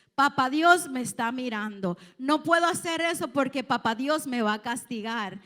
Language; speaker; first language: Spanish; early bilingual, heritage; Spanish